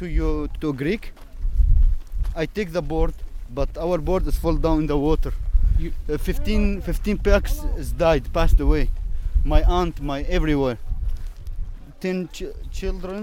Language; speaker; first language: English; non-native, learner; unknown